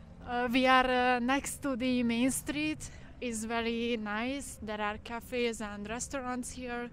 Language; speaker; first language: English; non-native, fluent; Hungarian